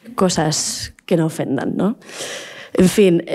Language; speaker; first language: Spanish; native; Spanish